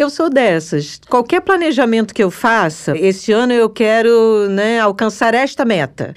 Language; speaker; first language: Portuguese; native; Portuguese